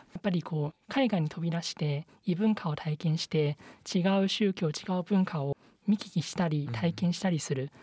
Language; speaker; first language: Japanese; non-native, fluent; Chinese